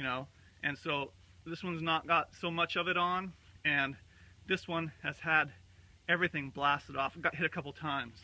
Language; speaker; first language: English; native; English